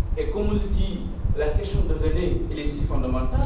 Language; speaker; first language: French; non-native, local second language; Wolof